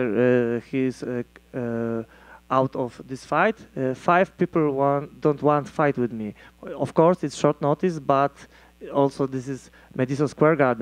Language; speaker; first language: English; non-native, learner; Polish